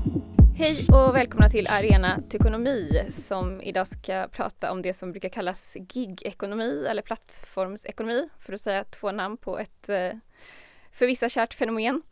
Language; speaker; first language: Swedish; native; Swedish